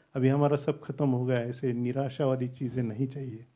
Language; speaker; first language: Hindi; non-native, local second language; Marathi